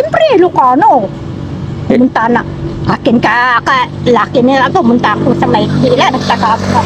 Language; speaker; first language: Filipino; non-native, local second language; Iloko